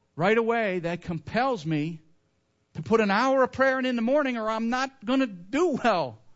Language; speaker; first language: English; native; English